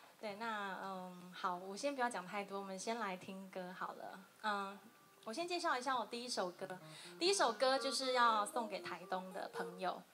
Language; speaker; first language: Chinese; native; Chinese